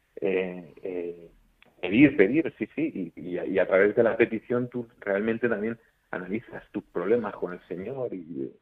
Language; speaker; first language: Spanish; native; Spanish